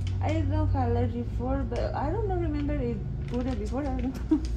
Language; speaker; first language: English; non-native, learner; Spanish